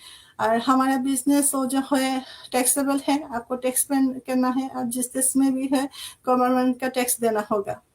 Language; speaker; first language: Hindi; non-native, fluent; Bangla